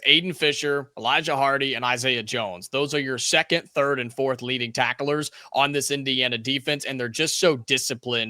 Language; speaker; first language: English; native; English